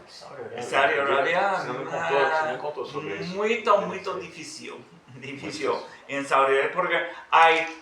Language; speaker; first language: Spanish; non-native, learner; English